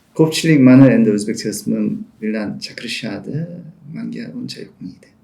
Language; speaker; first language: Uzbek; non-native, fluent; Korean